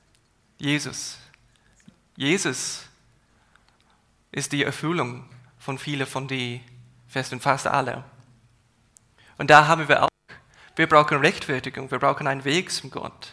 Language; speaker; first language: German; non-native, fluent; English